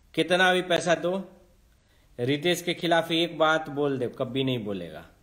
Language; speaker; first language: Hindi; native; Hindi